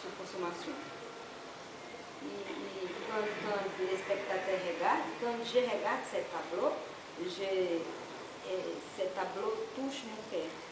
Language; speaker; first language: French; non-native, learner; Portuguese